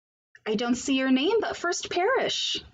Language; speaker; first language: English; native; English